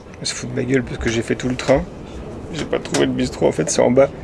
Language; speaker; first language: French; native; French